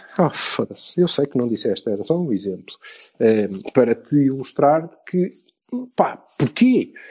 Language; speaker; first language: Portuguese; native; Portuguese